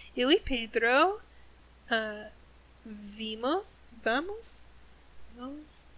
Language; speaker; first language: Portuguese; non-native, learner; English